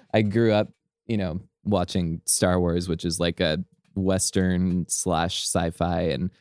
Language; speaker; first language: English; native; English